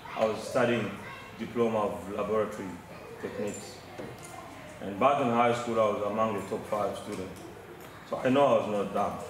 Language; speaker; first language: English; non-native, fluent; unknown